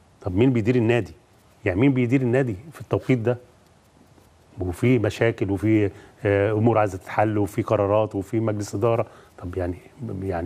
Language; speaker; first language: Arabic; native; Arabic